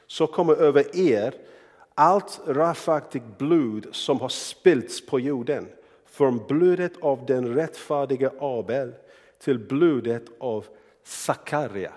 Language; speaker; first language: Swedish; non-native, fluent; English